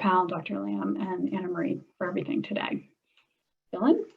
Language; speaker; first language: English; native; English